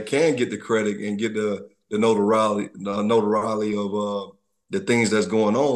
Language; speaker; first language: English; native; English